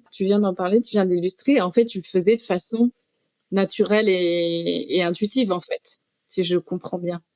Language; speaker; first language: French; native; French